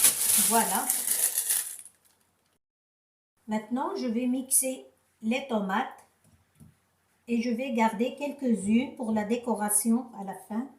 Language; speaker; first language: French; non-native, local second language; Arabic